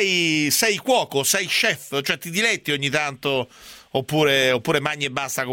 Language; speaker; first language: Italian; native; Italian